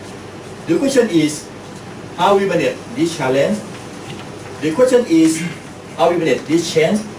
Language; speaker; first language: English; non-native, learner; Thai